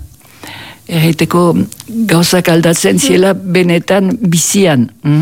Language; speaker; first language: Basque; native; Basque